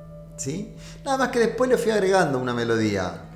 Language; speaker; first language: Spanish; native; Spanish